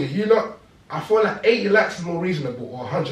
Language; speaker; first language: English; native; English